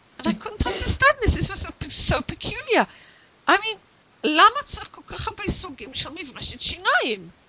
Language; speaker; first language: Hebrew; non-native, fluent; English